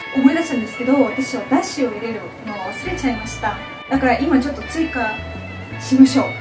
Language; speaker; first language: Japanese; non-native, fluent; Russian